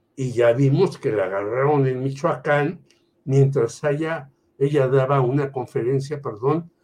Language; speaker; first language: Spanish; native; Spanish